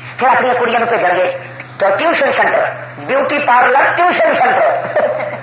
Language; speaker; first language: Urdu; non-native, local second language; Punjabi